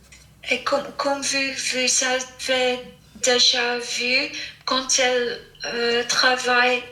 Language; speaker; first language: French; non-native, fluent; English